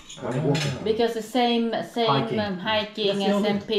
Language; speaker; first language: English; non-native, learner; Swedish